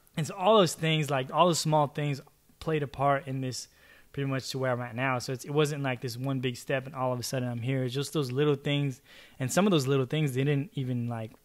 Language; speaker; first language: English; early bilingual, other home language; Chavacano